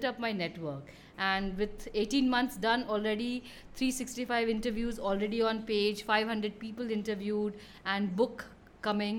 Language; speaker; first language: English; non-native, local second language; Hindi